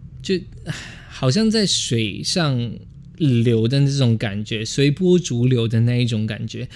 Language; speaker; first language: Chinese; native; Chinese